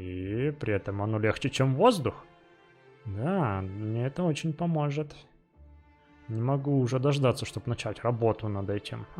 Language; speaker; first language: Russian; native; Russian